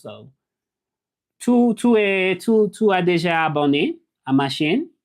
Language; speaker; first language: French; non-native, learner; English